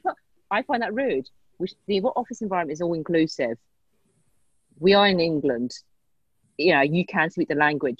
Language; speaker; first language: English; native; English